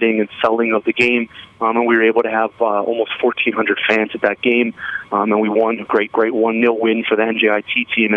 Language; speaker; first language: English; native; English